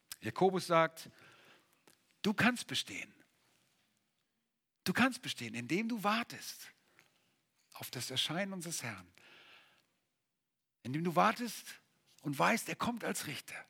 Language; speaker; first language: German; native; German